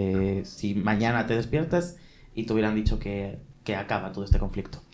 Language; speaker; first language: Spanish; native; Spanish